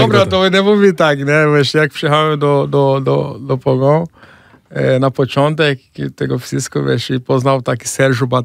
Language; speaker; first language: Polish; non-native, fluent; Portuguese